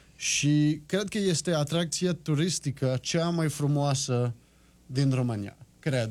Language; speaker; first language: Romanian; non-native, learner; French